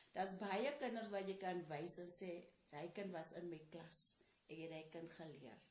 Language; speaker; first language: Afrikaans; non-native, local second language; Tswana